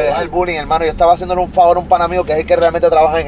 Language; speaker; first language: Spanish; native; Spanish